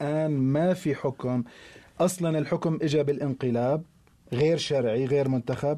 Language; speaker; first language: Arabic; native; Arabic